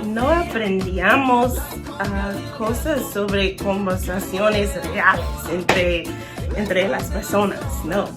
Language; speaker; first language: Spanish; non-native, learner; English